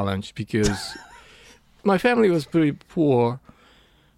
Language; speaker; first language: English; non-native, fluent; Japanese